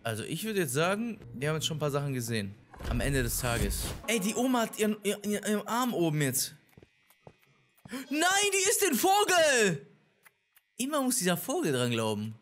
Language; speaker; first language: German; native; German